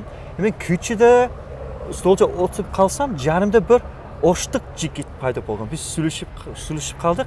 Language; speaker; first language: Kyrgyz; non-native, fluent; English